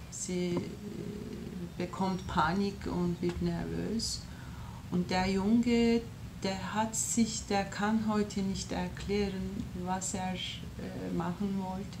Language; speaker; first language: German; non-native, fluent; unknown